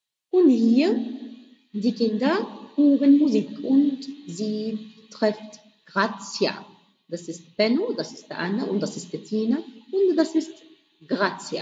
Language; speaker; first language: German; non-native, fluent; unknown